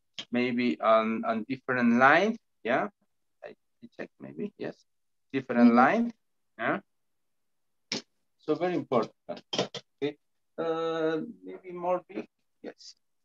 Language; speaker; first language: English; non-native, learner; Spanish